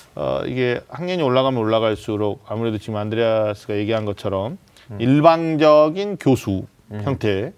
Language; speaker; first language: Korean; native; Korean